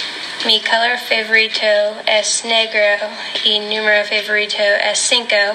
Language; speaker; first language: Spanish; non-native, learner; English